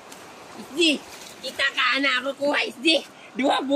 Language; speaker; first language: Cebuano; non-native, local second language; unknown